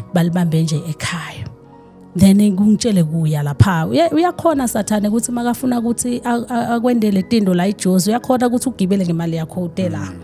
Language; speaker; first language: Zulu; non-native, local second language; Swati